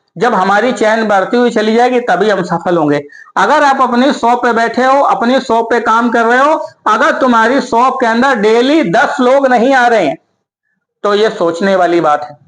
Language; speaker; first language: Hindi; native; Hindi